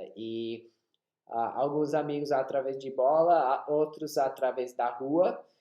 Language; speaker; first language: Portuguese; non-native, fluent; English